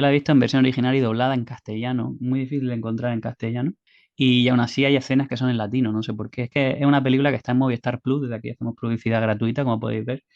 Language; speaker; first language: Spanish; native; Spanish